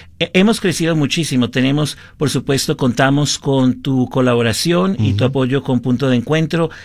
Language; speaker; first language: Spanish; early bilingual, heritage; Spanish